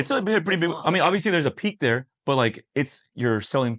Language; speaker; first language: English; native; English